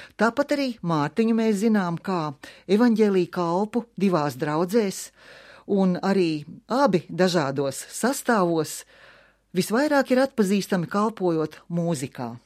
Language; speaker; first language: Latvian; native; Latvian